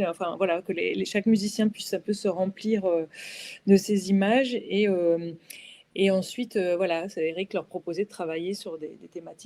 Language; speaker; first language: French; native; French